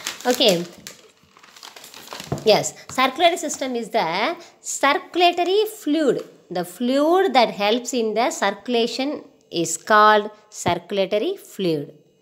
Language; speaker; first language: English; non-native, local second language; Tamil